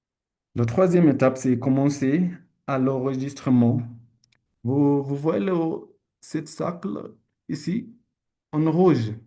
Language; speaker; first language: French; non-native, learner; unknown